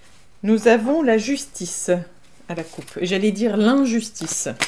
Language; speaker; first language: French; native; French